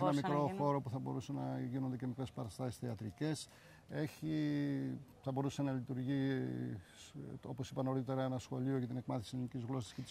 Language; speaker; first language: Greek; native; Greek